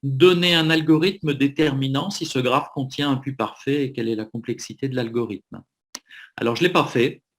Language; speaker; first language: French; native; French